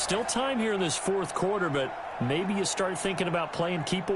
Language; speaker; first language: English; native; English